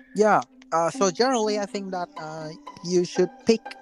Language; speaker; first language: English; non-native, learner; Vietnamese